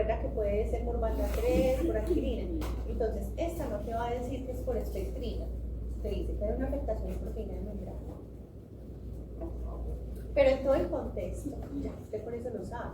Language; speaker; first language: Spanish; native; Spanish